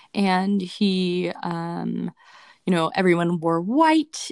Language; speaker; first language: English; native; English